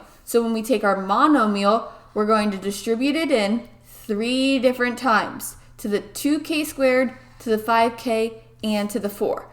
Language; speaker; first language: English; native; English